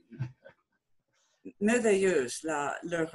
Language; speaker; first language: French; non-native, learner; Spanish